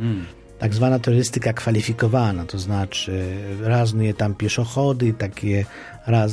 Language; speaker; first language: Polish; non-native, fluent; Ukrainian